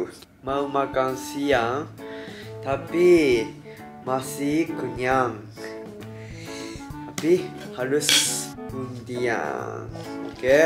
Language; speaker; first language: Indonesian; non-native, learner; Japanese